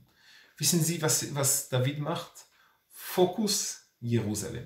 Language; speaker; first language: German; non-native, fluent; Hebrew